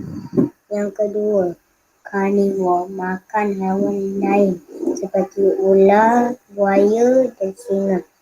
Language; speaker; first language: Malay; native; Malay